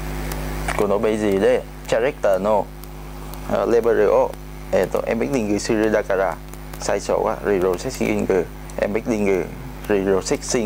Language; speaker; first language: Japanese; non-native, learner; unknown